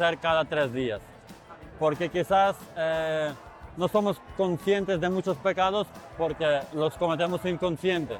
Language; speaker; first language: Spanish; non-native, fluent; Ukrainian